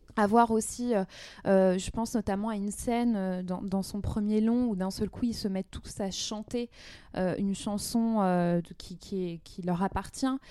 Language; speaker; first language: French; native; French